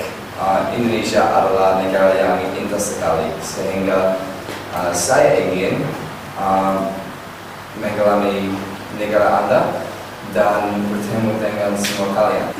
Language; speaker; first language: Indonesian; non-native, learner; English